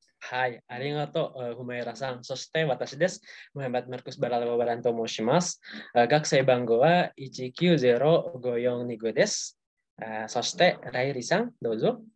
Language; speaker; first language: Japanese; non-native, learner; Indonesian